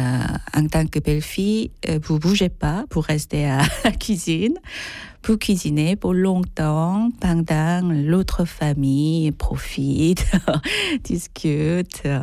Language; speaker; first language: French; non-native, fluent; Korean